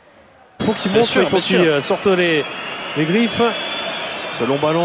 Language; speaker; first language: French; native; French